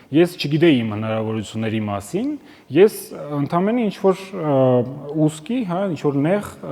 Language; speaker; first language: Armenian; early bilingual, heritage; Armenian